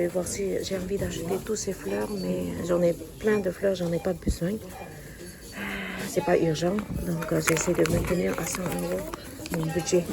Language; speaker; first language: French; non-native, learner; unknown